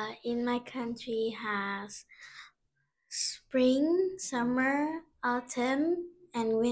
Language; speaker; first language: English; non-native, learner; Vietnamese